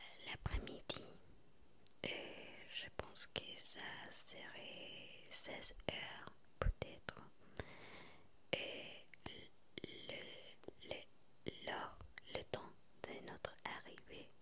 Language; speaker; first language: French; non-native, learner; Spanish